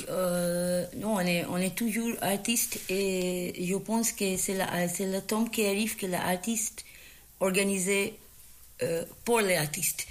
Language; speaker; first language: French; non-native, learner; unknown